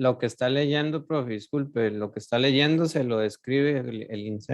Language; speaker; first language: Spanish; native; Spanish